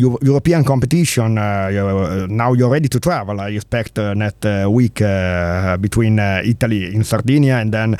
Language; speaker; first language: English; non-native, learner; Italian